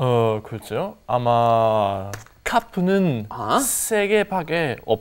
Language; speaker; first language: Korean; non-native, learner; German